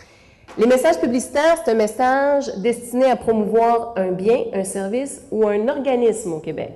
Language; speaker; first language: French; native; French